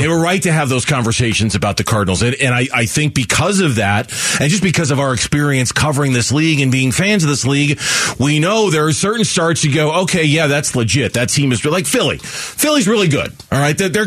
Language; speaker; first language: English; native; English